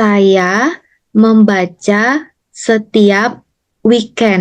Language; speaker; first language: Indonesian; non-native, learner; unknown